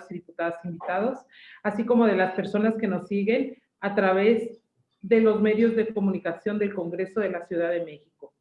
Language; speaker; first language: Spanish; native; Spanish